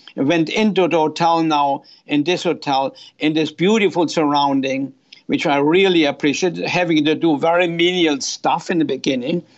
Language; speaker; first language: English; non-native, fluent; German